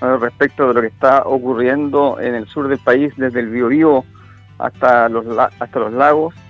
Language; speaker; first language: Spanish; native; Spanish